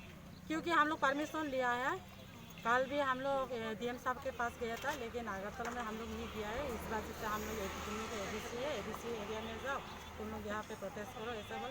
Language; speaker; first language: Hindi; non-native, local second language; Kok Borok